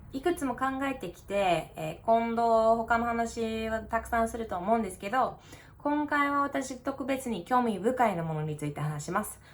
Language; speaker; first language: Japanese; non-native, fluent; English